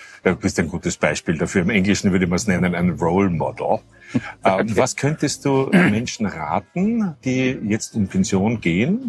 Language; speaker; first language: German; native; German